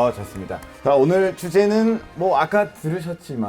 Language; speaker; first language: Korean; non-native, fluent; Spanish